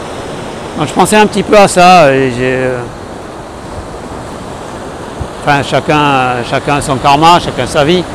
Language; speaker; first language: French; native; French